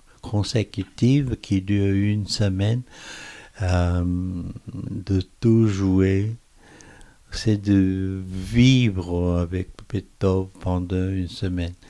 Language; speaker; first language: French; non-native, fluent; Korean